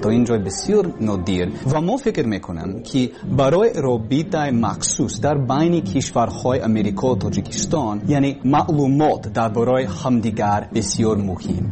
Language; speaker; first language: Persian; non-native, learner; English